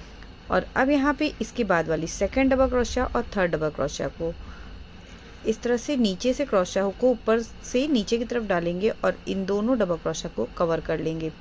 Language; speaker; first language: Hindi; native; Hindi